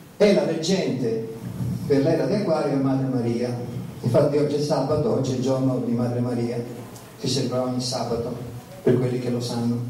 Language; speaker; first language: Italian; early bilingual, heritage; Italian